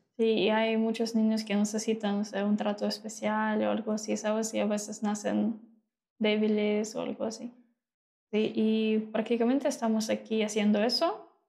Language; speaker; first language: Spanish; non-native, fluent; Russian